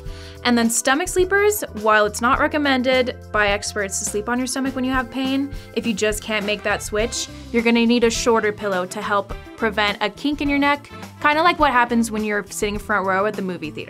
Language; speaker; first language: English; native; English